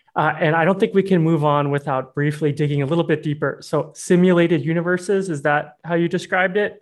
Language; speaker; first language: English; early bilingual, other home language; Burmese